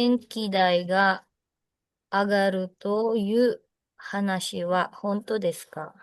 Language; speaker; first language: Japanese; non-native, learner; Filipino